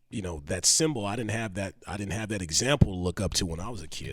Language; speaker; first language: English; native; English